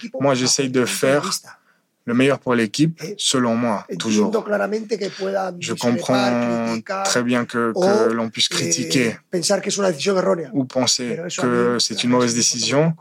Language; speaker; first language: French; non-native, fluent; Spanish